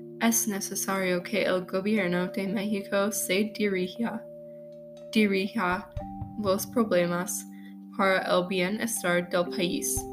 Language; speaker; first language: Spanish; non-native, learner; English